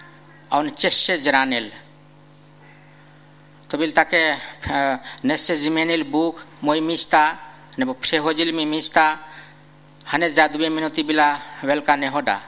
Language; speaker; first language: Czech; non-native, fluent; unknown